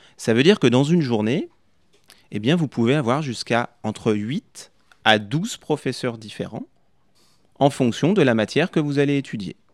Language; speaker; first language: French; native; French